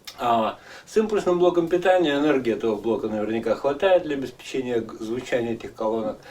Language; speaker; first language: Russian; native; Russian